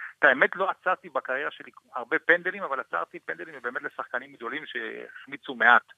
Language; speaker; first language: Hebrew; non-native, local second language; Arabic